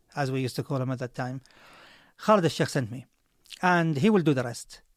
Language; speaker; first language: English; non-native, fluent; Arabic